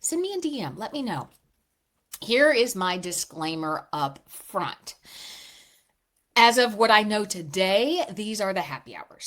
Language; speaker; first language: English; native; English